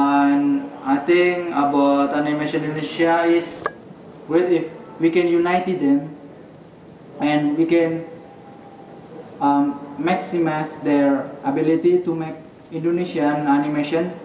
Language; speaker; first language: English; non-native, learner; Indonesian